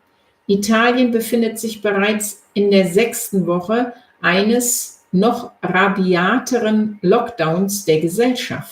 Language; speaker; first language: German; native; German